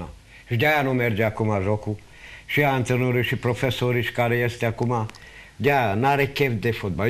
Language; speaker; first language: Romanian; non-native, local second language; Hungarian